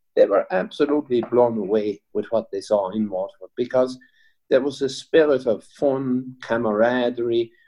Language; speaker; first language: English; native; English